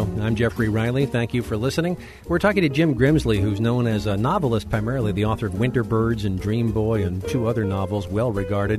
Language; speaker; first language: English; native; English